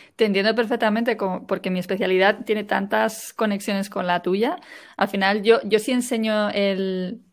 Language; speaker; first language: Spanish; native; Spanish